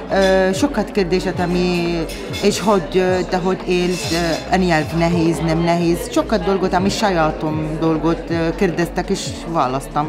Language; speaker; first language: Hungarian; non-native, learner; Arabic